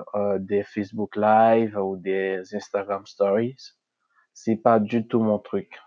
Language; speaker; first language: French; non-native, local second language; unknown